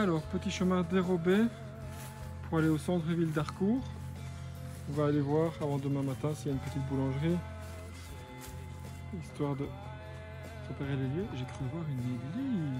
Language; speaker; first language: French; native; French